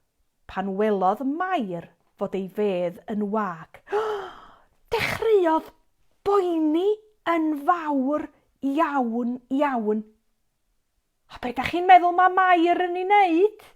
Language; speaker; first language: Welsh; native; Welsh